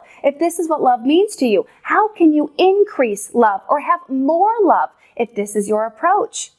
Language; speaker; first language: English; native; English